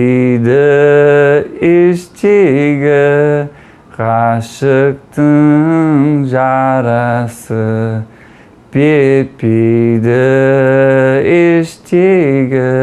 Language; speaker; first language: Kazakh; non-native, learner; English